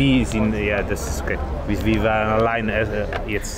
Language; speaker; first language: German; non-native, learner; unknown